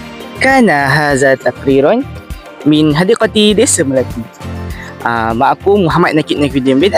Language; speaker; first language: Arabic; non-native, learner; Malay